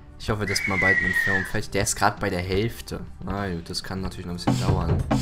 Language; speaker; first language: German; early bilingual, other home language; Greek